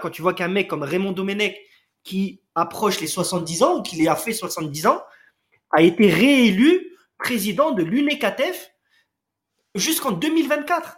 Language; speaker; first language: French; native; French